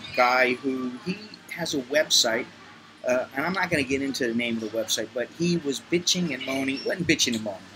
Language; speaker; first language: English; native; English